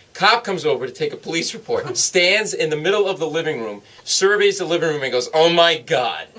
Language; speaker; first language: English; native; English